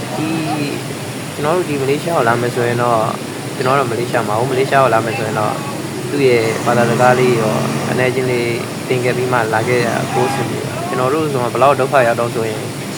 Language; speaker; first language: Burmese; native; Burmese